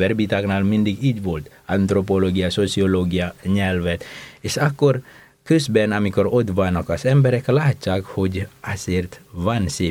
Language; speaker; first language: Hungarian; non-native, fluent; Indonesian